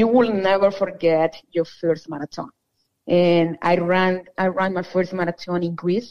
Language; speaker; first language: English; non-native, fluent; Spanish